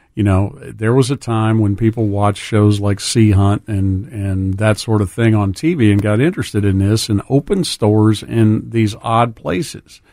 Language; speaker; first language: English; native; English